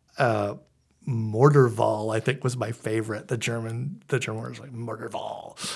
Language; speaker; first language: English; native; English